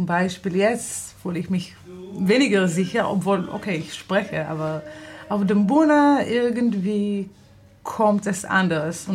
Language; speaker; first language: German; non-native, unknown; Hebrew